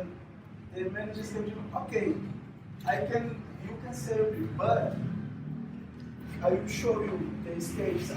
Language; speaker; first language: English; non-native, fluent; Portuguese